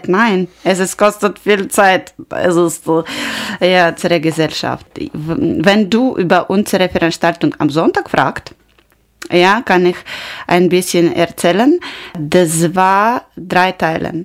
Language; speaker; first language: German; non-native, learner; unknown